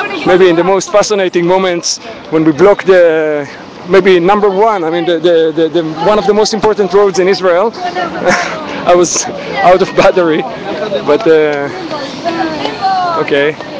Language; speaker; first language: English; non-native, fluent; Hebrew